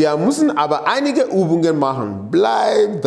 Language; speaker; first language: German; non-native, fluent; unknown